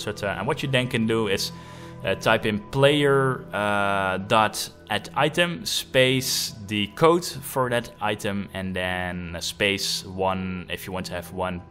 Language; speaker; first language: English; non-native, fluent; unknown